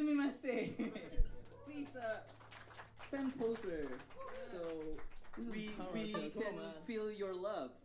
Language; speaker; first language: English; non-native, learner; Indonesian